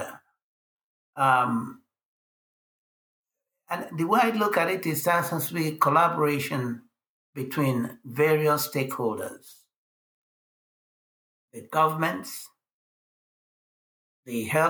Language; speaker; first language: English; non-native, local second language; Igbo